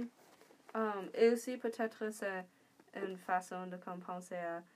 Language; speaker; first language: French; non-native, learner; English